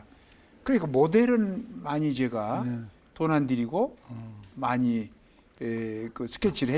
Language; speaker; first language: Korean; native; Korean